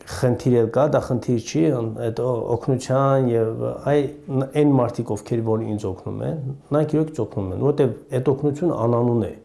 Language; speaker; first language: Armenian; native; Armenian